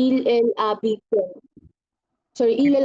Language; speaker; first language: French; non-native, learner; Bangla